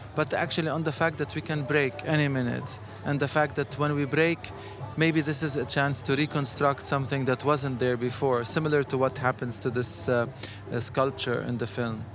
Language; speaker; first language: English; non-native, fluent; Arabic